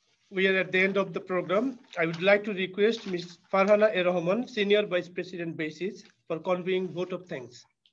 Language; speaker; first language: English; non-native, local second language; Bangla